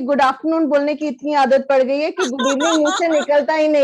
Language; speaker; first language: Hindi; native; Hindi